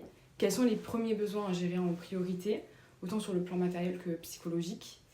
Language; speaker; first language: French; native; French